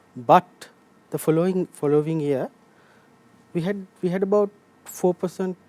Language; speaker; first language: English; non-native, local second language; Sinhala